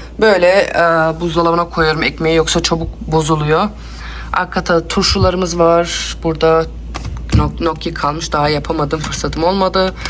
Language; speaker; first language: Turkish; early bilingual, heritage; Turkish